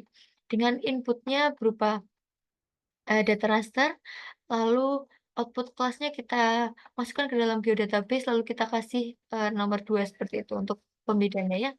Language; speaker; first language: Indonesian; native; Indonesian